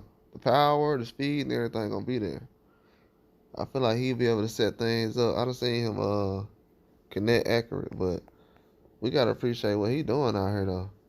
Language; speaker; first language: English; native; English